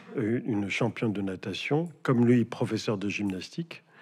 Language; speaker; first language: French; native; French